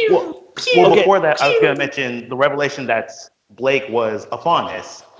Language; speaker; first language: English; native; English